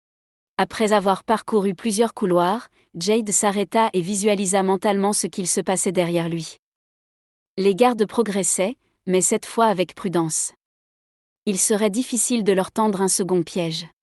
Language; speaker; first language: French; native; French